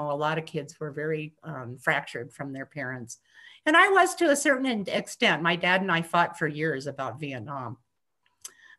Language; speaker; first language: English; native; English